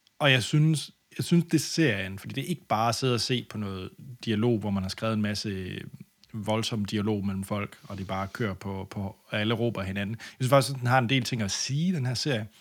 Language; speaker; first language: Danish; native; Danish